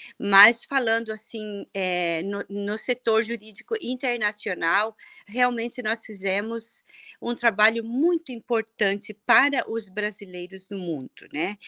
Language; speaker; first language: Portuguese; early bilingual, heritage; Portuguese